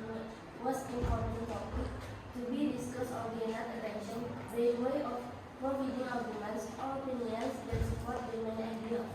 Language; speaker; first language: English; non-native, learner; Indonesian